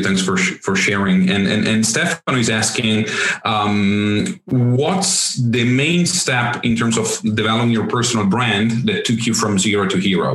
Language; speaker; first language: English; non-native, fluent; Italian